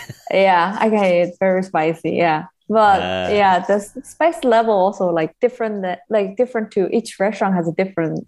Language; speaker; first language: English; non-native, learner; Korean